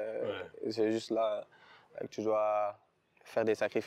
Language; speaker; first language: French; non-native, local second language; Wolof